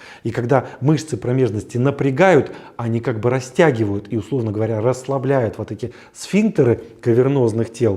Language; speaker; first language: Russian; native; Russian